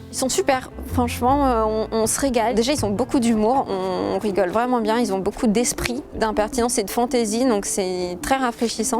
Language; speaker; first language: French; native; French